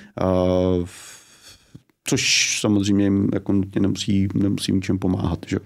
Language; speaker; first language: Czech; native; Czech